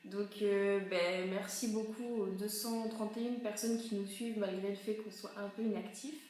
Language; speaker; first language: French; native; French